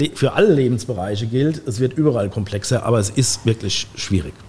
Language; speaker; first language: German; native; German